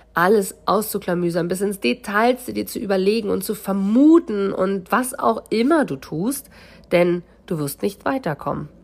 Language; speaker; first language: German; native; German